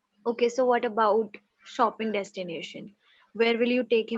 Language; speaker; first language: English; non-native, local second language; Hindi